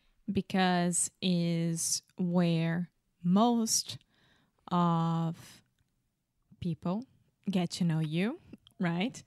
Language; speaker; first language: English; non-native, fluent; Portuguese